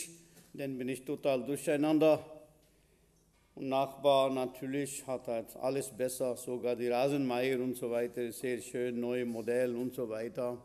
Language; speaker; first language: German; non-native, fluent; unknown